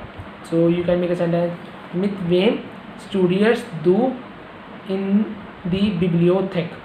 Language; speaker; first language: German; non-native, learner; Hindi